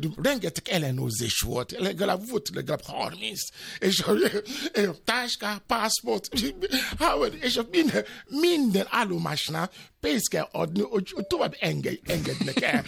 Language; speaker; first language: Hungarian; non-native, learner; Albanian